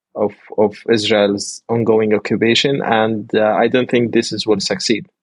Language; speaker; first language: English; non-native, fluent; Arabic